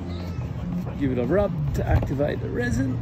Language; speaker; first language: English; native; English